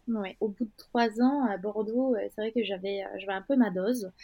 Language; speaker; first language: French; non-native, fluent; Turkish